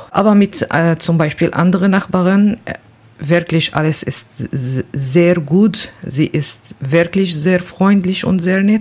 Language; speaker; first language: German; non-native, learner; Kurdish